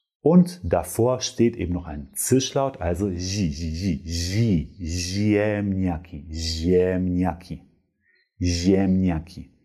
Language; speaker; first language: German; non-native, fluent; Polish